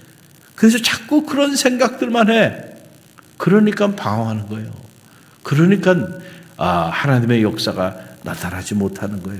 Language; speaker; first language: Korean; native; Korean